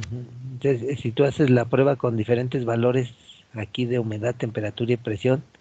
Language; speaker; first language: Spanish; native; Spanish